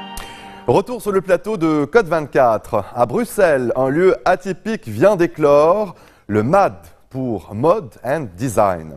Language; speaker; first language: French; non-native, local second language; Arabic